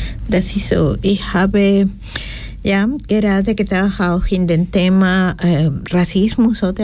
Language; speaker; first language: German; non-native, fluent; Spanish